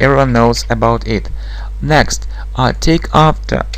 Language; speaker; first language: English; non-native, fluent; Russian